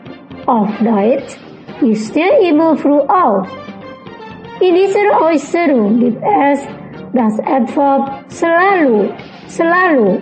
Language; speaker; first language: German; non-native, fluent; Indonesian